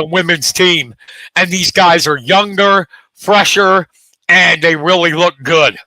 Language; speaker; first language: English; native; English